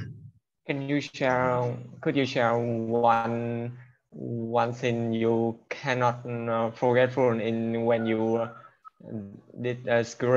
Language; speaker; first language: English; non-native, learner; Vietnamese